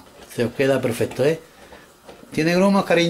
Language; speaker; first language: Spanish; native; Spanish